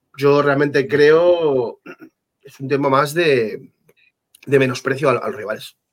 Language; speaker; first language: Spanish; native; Spanish